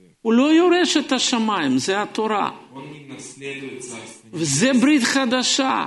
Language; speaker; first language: Hebrew; non-native, fluent; Russian